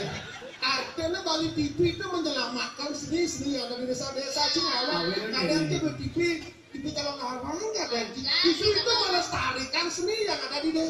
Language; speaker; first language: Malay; non-native, local second language; Balinese